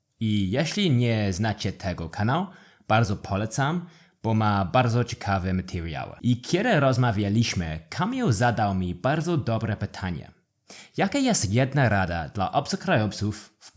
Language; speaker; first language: Polish; non-native, learner; English